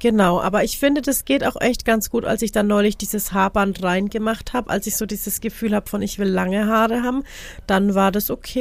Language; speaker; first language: German; native; German